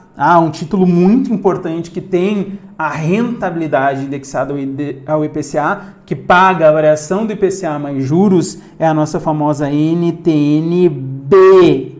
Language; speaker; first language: Portuguese; native; Portuguese